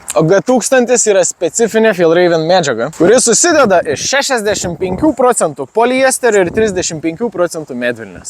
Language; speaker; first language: Lithuanian; native; Lithuanian